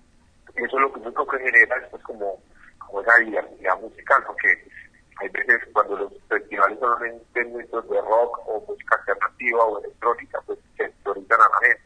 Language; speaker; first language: Spanish; native; Spanish